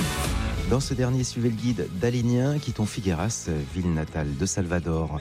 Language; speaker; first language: French; native; French